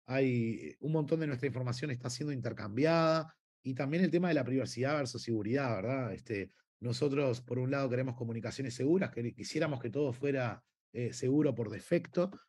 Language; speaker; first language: Spanish; native; Spanish